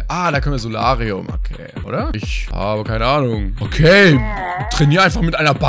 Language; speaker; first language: German; native; German